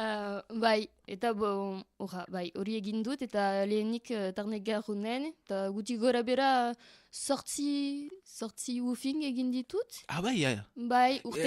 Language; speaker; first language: Basque; non-native, learner; French